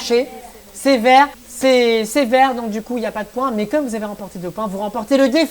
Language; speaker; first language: French; native; French